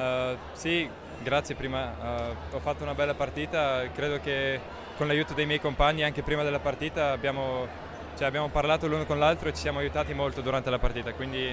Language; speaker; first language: Italian; non-native, fluent; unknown